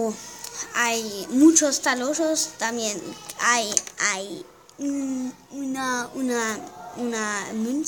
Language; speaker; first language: Spanish; non-native, learner; German